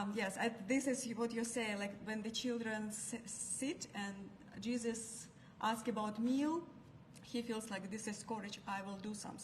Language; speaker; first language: English; non-native, learner; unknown